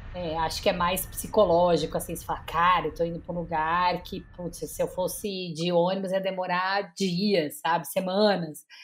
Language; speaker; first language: Portuguese; native; Portuguese